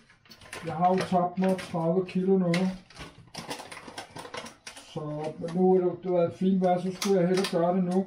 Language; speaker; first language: Danish; native; Danish